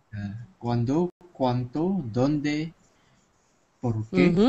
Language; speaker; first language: Spanish; non-native, learner; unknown